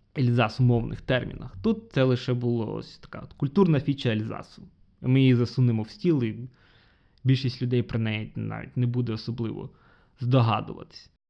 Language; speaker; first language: Ukrainian; non-native, local second language; Russian